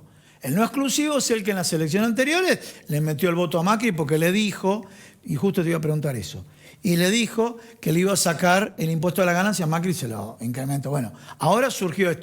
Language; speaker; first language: Spanish; native; Spanish